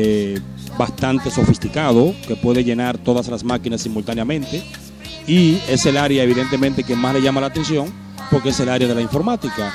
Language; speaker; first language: Spanish; native; Spanish